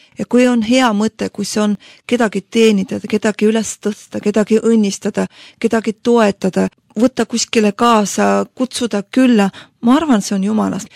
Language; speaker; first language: Estonian; non-native, local second language; Russian